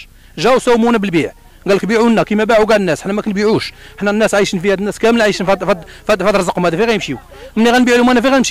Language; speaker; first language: Arabic; native; Arabic